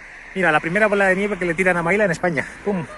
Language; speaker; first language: Spanish; native; Spanish